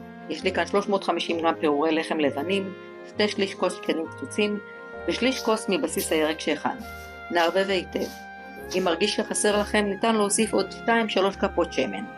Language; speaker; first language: Hebrew; native; Hebrew